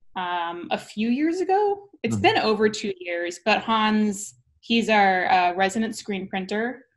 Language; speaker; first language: English; native; English